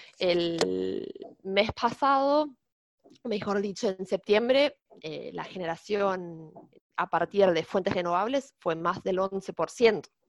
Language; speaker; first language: Spanish; non-native, fluent; German